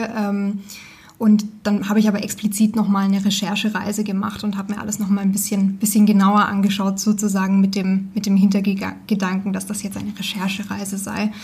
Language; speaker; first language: German; native; German